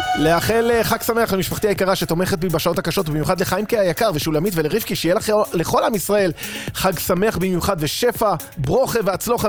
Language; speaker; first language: Hebrew; native; Hebrew